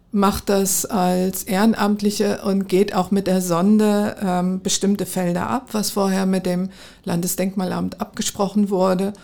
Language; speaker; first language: German; native; German